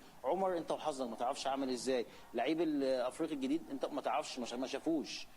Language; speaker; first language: Arabic; native; Arabic